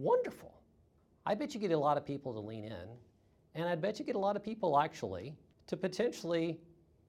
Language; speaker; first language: English; native; English